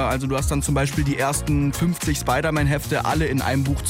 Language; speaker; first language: German; native; German